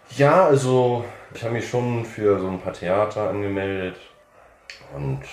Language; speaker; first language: German; early bilingual, heritage; English